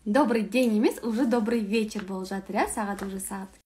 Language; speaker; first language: Russian; non-native, local second language; Kazakh